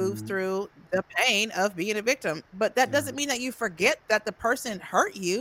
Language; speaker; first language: English; native; English